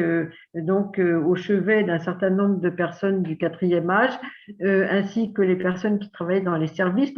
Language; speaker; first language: French; native; French